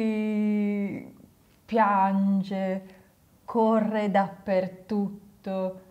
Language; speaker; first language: Italian; non-native, fluent; English